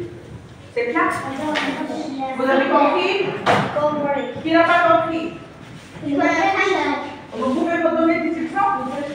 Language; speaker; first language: French; non-native, local second language; Arabic